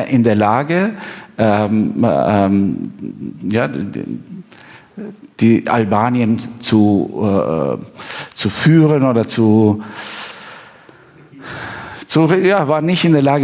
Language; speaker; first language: German; non-native, fluent; Albanian